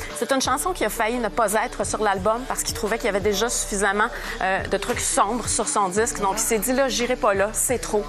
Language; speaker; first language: French; native; French